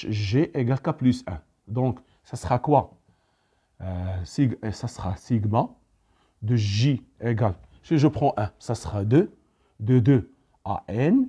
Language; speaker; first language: French; non-native, local second language; Arabic